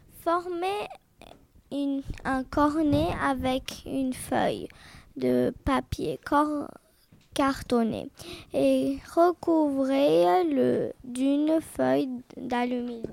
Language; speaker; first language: French; non-native, learner; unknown